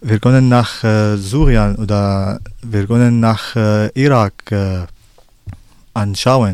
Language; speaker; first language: German; non-native, learner; Arabic